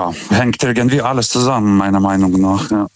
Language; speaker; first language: German; non-native, fluent; Lithuanian